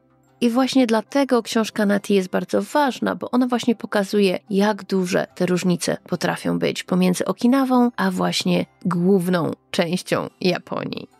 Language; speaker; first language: Polish; native; Polish